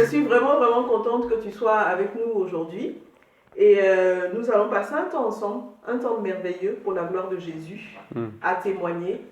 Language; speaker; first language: French; native; French